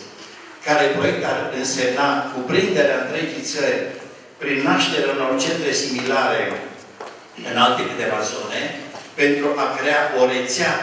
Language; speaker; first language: Romanian; native; Romanian